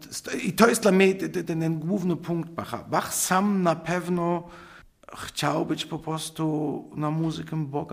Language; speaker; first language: Polish; non-native, fluent; German